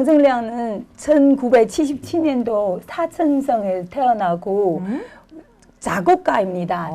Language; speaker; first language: Korean; non-native, fluent; Chinese